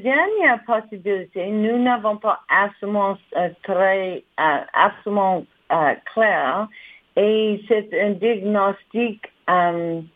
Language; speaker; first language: French; non-native, learner; English